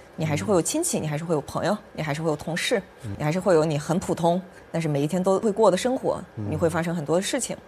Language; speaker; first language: Chinese; native; Chinese